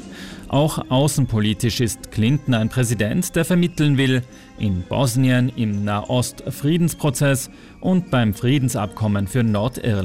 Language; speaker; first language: German; native; German